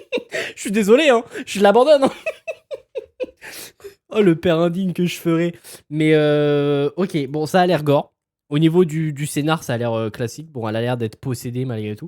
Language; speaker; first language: French; native; French